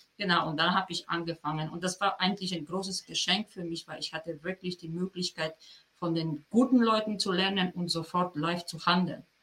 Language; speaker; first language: German; non-native, fluent; Polish